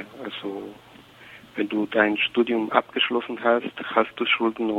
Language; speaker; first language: German; non-native, fluent; Spanish